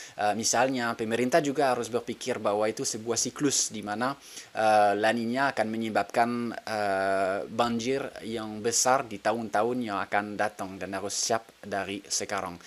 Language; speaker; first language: Indonesian; non-native, fluent; French